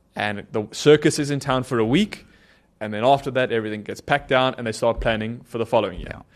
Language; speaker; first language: English; native; English